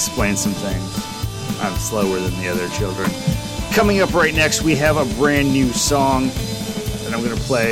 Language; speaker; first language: English; native; English